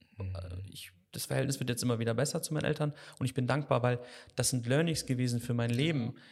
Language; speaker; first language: German; native; German